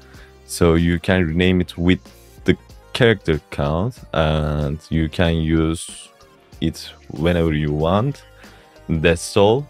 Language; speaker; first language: English; non-native, fluent; Turkish